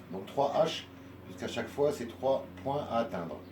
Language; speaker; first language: French; native; French